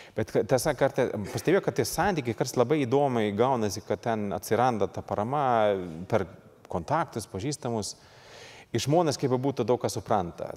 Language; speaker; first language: Lithuanian; non-native, fluent; Swedish